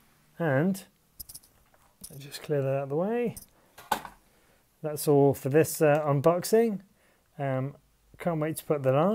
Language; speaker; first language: English; native; English